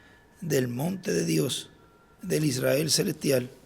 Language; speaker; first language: Spanish; native; Spanish